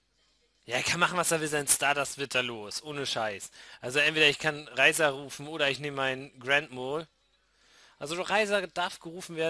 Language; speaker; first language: German; native; German